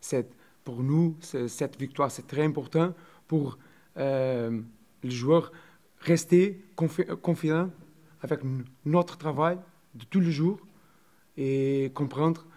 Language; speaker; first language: French; non-native, learner; Portuguese